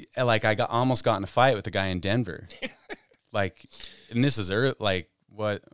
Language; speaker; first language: English; native; English